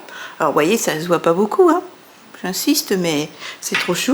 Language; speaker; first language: French; native; French